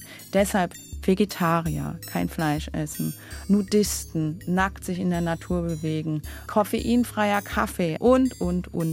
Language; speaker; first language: German; native; German